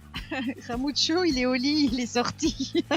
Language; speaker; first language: French; native; French